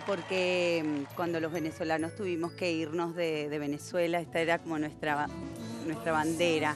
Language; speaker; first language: Spanish; native; Spanish